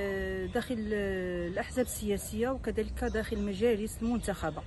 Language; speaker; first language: Arabic; native; Arabic